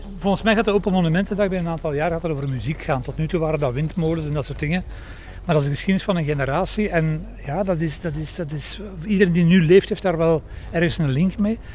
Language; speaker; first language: Dutch; native; Dutch